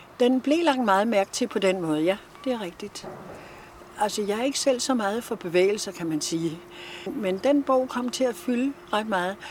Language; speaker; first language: Danish; native; Danish